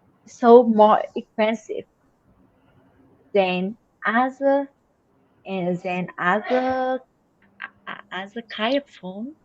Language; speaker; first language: English; non-native, learner; Vietnamese